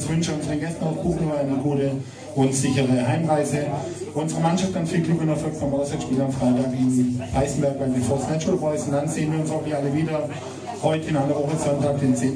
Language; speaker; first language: German; native; German